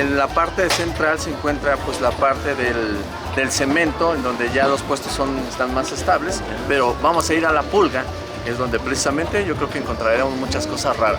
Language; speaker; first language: Spanish; native; Spanish